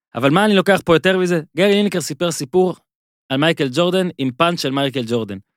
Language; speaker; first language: Hebrew; native; Hebrew